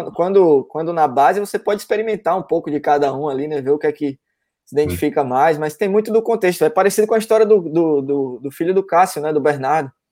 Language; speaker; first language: Portuguese; native; Portuguese